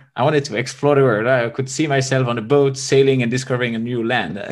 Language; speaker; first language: English; non-native, fluent; French